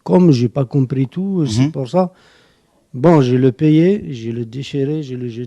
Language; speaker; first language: French; non-native, local second language; Arabic